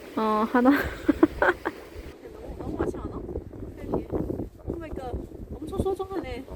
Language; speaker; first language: Korean; non-native, fluent; Chinese